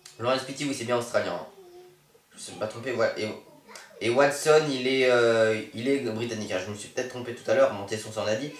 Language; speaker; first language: French; native; French